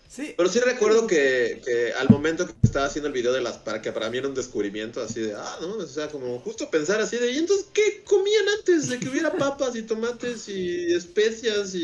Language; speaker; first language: Spanish; native; Spanish